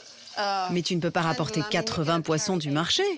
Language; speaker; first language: French; native; French